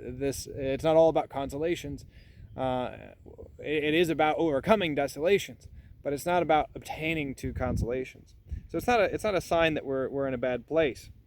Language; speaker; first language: English; native; English